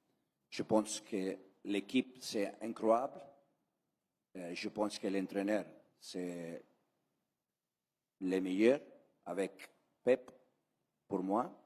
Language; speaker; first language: French; non-native, learner; Italian